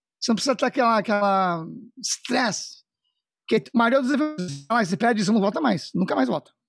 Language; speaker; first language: Portuguese; non-native, fluent; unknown